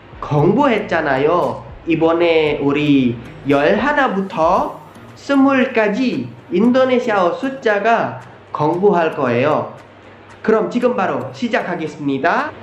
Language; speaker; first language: Korean; non-native, learner; Indonesian